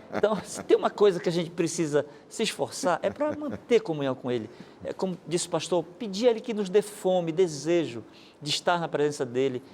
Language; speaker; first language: Portuguese; native; Portuguese